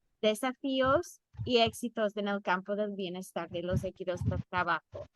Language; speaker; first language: Spanish; non-native, fluent; English